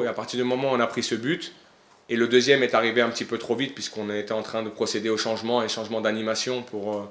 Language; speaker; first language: French; native; French